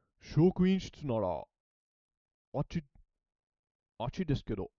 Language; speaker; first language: Japanese; non-native, learner; English